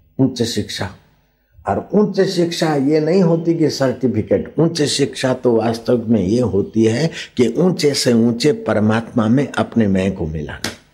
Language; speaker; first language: Hindi; non-native, local second language; Sindhi